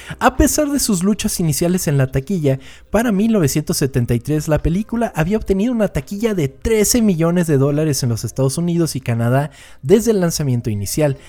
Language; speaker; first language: Spanish; native; Spanish